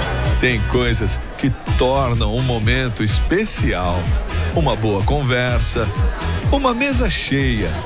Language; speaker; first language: Portuguese; native; Portuguese